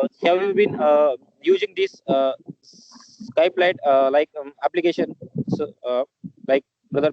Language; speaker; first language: English; non-native, learner; Marathi